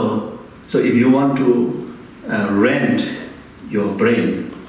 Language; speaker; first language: English; non-native, fluent; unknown